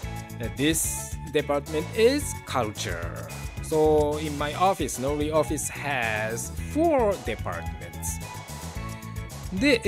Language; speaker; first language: English; non-native, learner; Japanese